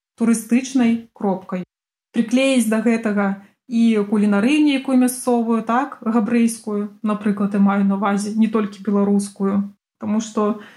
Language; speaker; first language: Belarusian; non-native, local second language; Russian